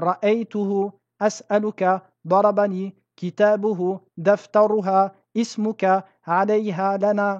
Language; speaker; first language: Arabic; non-native, fluent; French